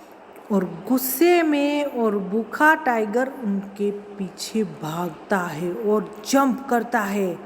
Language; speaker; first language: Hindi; native; Hindi